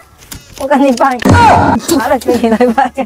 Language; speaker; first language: Chinese; native; Chinese